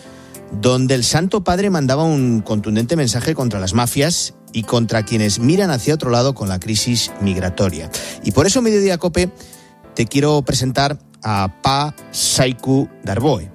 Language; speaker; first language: Spanish; native; Spanish